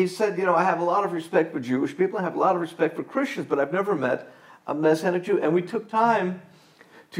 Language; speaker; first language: English; native; English